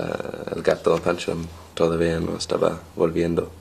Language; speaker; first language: Spanish; non-native, learner; English